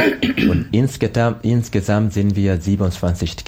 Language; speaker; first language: German; non-native, learner; Swahili